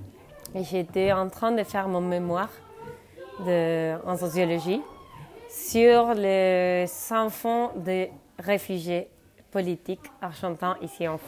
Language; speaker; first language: French; non-native, fluent; Spanish